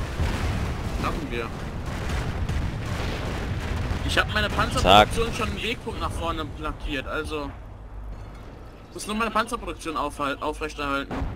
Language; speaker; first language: German; native; German